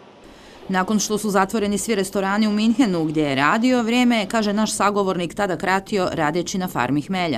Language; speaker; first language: Serbian; native; Serbian